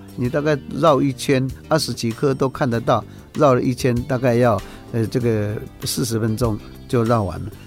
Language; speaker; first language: Chinese; native; Chinese